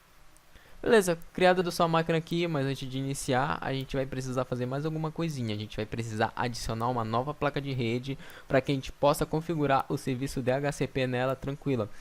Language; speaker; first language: Portuguese; native; Portuguese